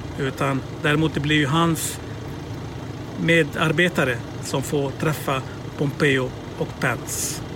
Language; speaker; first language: Swedish; non-native, fluent; Arabic